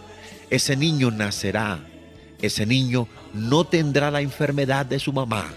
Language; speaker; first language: Spanish; native; Spanish